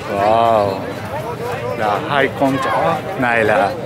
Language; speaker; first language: Vietnamese; non-native, learner; Japanese